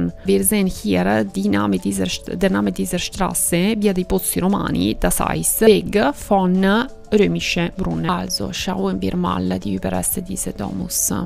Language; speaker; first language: German; non-native, fluent; Italian